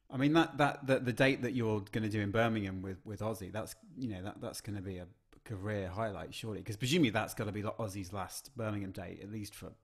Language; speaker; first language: English; native; English